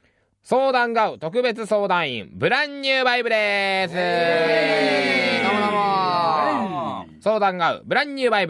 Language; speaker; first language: Japanese; native; Japanese